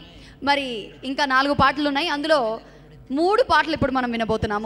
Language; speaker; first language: Telugu; native; Telugu